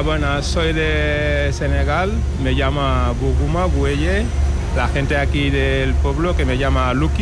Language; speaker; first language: Spanish; non-native, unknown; Wolof